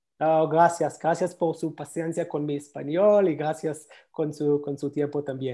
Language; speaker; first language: Spanish; non-native, learner; Hebrew